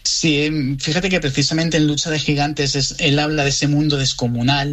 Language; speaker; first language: Spanish; native; Spanish